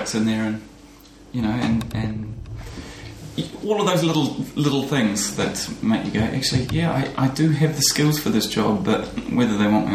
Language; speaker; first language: English; native; English